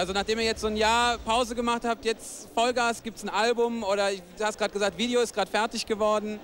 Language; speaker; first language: German; native; German